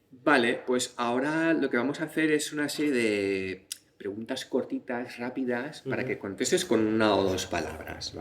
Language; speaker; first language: Spanish; native; Spanish